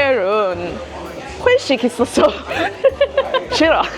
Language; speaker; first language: Korean; non-native, learner; English